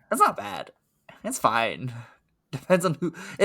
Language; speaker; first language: English; native; English